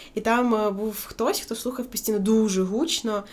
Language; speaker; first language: Ukrainian; native; Ukrainian